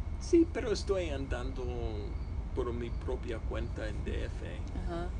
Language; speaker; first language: Spanish; non-native, fluent; English